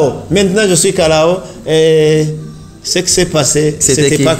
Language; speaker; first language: French; non-native, learner; Rundi